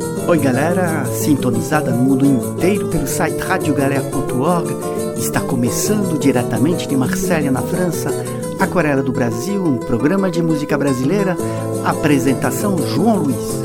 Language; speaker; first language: Portuguese; non-native, fluent; French